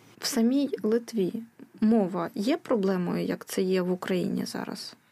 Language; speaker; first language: Ukrainian; native; Ukrainian